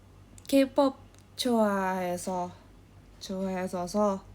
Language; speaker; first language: Korean; non-native, learner; Indonesian